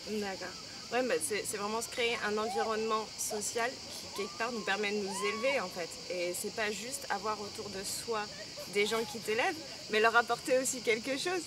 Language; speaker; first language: French; native; French